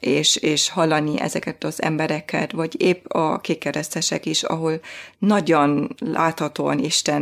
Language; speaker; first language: Hungarian; non-native, fluent; German